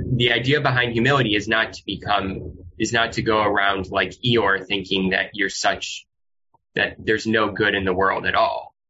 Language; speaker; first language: English; native; English